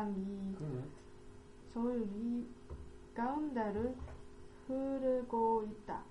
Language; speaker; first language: Korean; non-native, learner; English